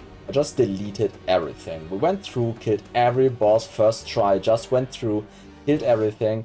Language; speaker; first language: English; non-native, fluent; German